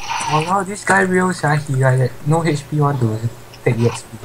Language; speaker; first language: English; non-native, local second language; Chinese